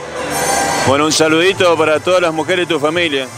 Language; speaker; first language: Spanish; native; Spanish